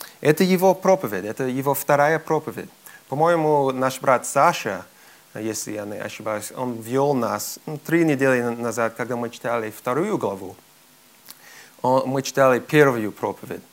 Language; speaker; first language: Russian; non-native, fluent; English